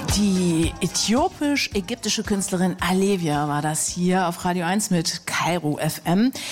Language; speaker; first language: German; native; German